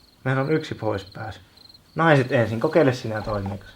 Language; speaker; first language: Finnish; native; Finnish